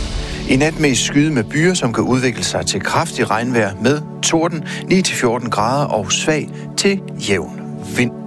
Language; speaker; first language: Danish; native; Danish